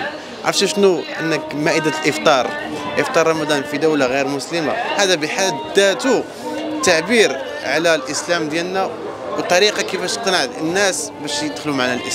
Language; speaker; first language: Arabic; native; Arabic